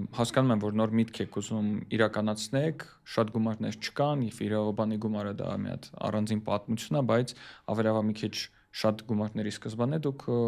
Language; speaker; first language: Armenian; early bilingual, heritage; Armenian